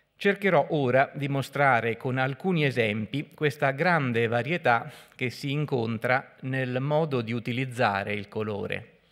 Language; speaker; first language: Italian; native; Italian